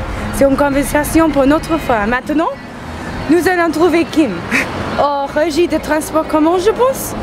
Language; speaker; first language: French; non-native, learner; English